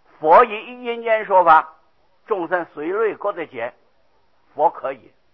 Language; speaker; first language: Chinese; non-native, local second language; Hakka Chinese